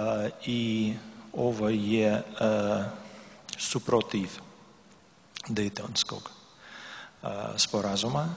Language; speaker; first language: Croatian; non-native, learner; Russian